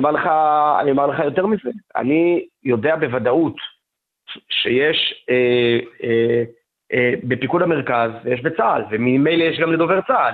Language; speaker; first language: Hebrew; native; Hebrew